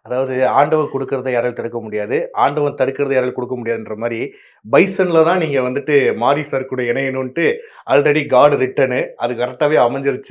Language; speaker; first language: Tamil; native; Tamil